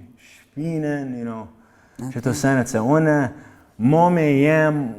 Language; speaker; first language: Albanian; early bilingual, heritage; English